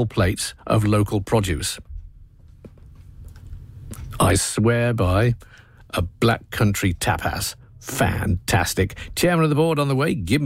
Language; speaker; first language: English; native; English